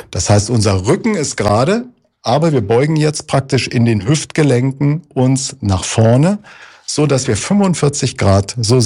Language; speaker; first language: German; native; German